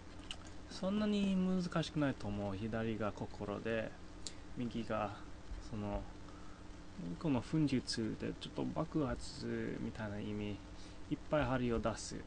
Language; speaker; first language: Japanese; non-native, fluent; English